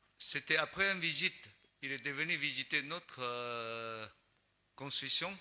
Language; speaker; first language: French; non-native, learner; Chinese